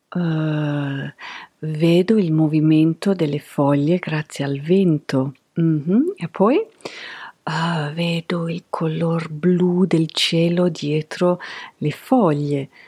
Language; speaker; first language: Italian; non-native, fluent; English